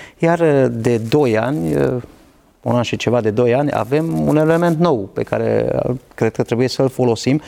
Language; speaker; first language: Romanian; non-native, local second language; Hungarian